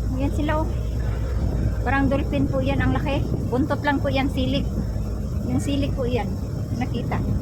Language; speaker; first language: Filipino; non-native, local second language; Cebuano